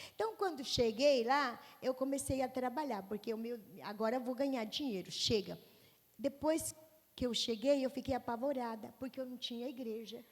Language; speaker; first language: Portuguese; native; Portuguese